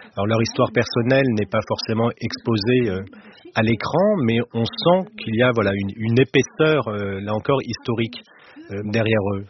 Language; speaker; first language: French; native; French